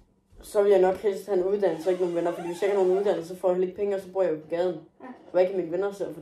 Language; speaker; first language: Danish; native; Danish